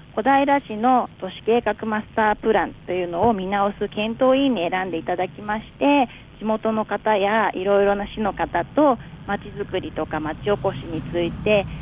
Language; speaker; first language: Japanese; native; Japanese